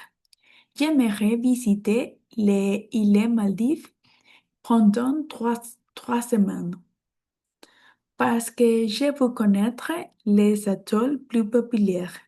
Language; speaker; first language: French; non-native, learner; Spanish